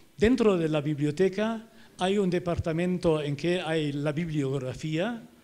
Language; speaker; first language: Spanish; non-native, fluent; German